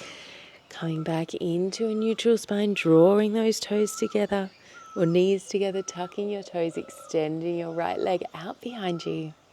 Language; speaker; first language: English; native; English